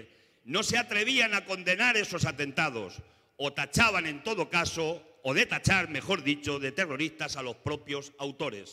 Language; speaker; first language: Spanish; native; Spanish